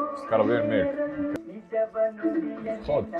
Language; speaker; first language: English; non-native, learner; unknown